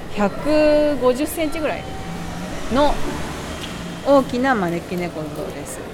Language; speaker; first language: Japanese; native; Japanese